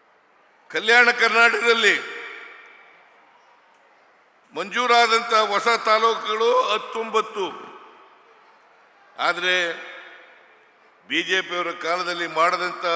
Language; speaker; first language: Kannada; native; Kannada